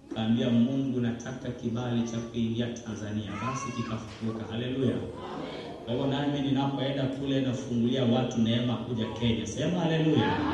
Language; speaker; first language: Swahili; non-native, local second language; Luyia